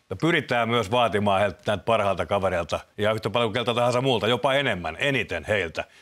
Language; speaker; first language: Finnish; native; Finnish